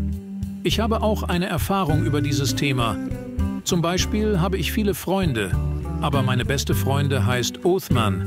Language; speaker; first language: German; non-native, learner; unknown